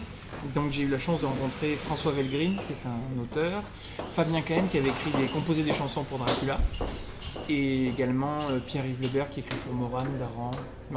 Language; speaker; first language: French; native; French